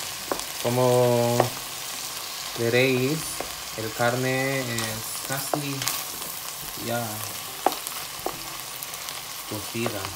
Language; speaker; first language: Spanish; non-native, fluent; Filipino